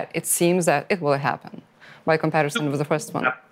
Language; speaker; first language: English; non-native, fluent; Lithuanian